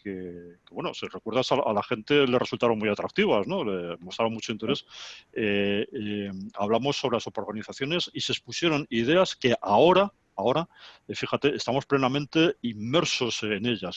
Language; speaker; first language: Spanish; native; Spanish